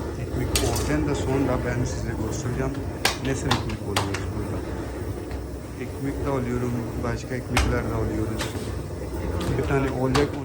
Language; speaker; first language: Turkish; non-native, learner; Urdu